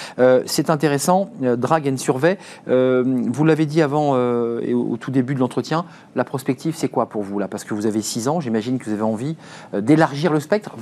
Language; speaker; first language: French; native; French